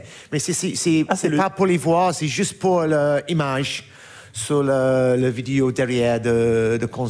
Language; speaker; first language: French; non-native, learner; English